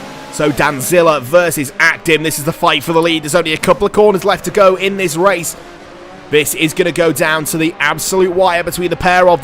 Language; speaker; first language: English; native; English